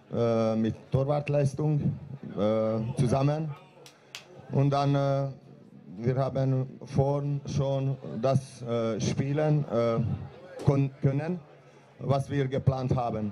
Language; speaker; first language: German; non-native, learner; Hungarian